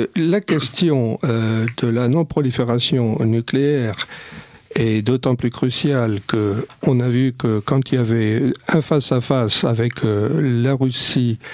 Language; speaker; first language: French; native; French